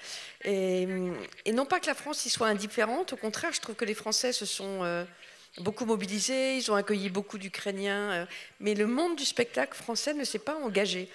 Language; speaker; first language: French; native; French